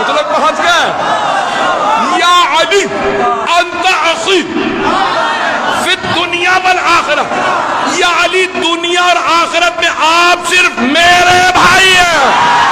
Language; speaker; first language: Urdu; native; Urdu